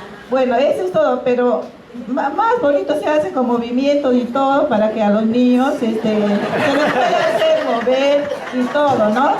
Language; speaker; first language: Spanish; non-native, fluent; English